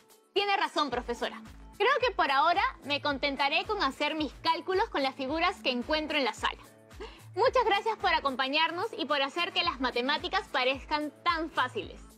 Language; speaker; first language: Spanish; native; Spanish